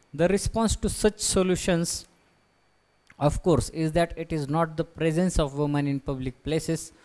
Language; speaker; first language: English; non-native, local second language; Marathi